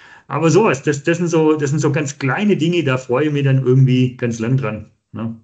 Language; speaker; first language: German; native; German